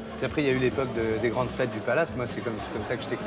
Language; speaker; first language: French; native; French